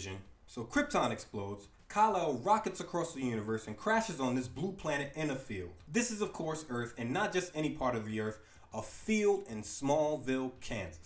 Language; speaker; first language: English; native; English